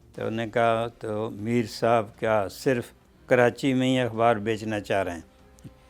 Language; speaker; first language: Urdu; native; Urdu